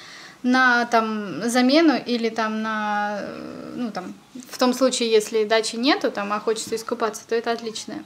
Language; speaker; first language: Russian; native; Russian